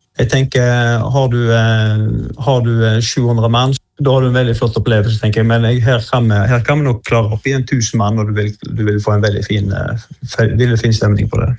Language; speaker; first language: Norwegian; native; Norwegian